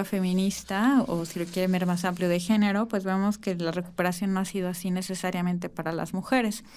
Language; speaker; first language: Spanish; native; Spanish